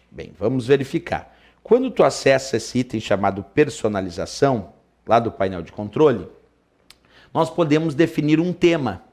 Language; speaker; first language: Portuguese; native; Portuguese